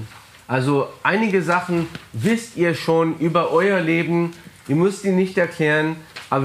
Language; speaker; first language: German; non-native, fluent; English